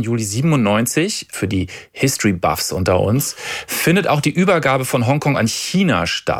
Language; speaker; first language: German; native; German